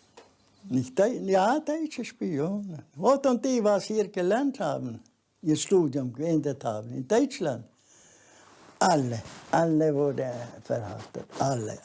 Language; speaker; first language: German; early bilingual, heritage; German